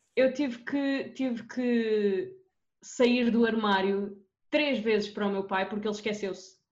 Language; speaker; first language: Portuguese; early bilingual, other home language; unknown